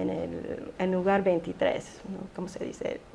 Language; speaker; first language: Spanish; early bilingual, heritage; Spanish